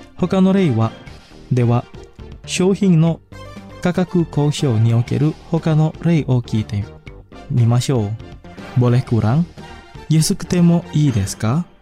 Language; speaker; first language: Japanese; non-native, fluent; Indonesian